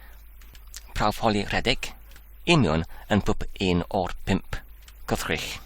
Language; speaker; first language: Welsh; non-native, learner; Polish